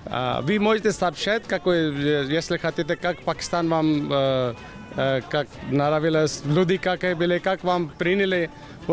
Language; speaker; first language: Russian; non-native, learner; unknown